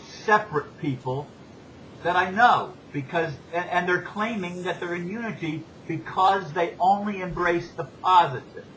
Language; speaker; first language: English; native; English